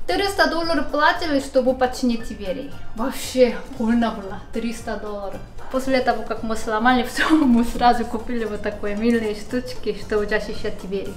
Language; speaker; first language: Russian; non-native, fluent; Korean